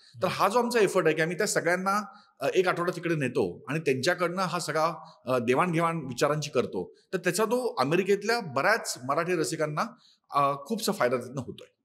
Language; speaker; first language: Marathi; native; Marathi